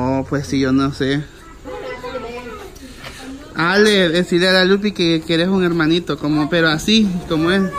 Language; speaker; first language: Spanish; native; Spanish